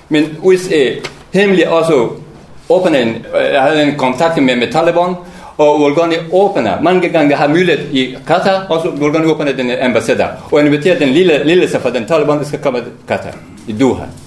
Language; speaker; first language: Danish; non-native, learner; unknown